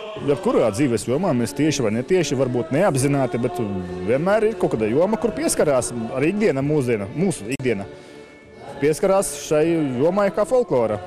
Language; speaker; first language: Latvian; native; Latvian